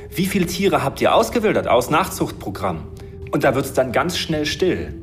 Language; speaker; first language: German; native; German